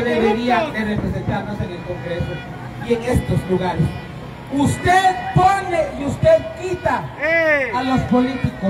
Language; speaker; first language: Spanish; native; Spanish